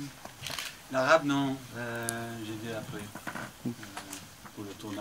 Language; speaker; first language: French; non-native, fluent; English